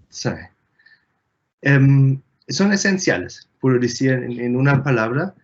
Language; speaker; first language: Spanish; non-native, fluent; German